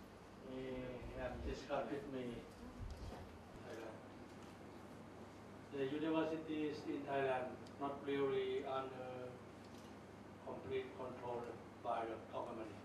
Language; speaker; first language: English; non-native, learner; Thai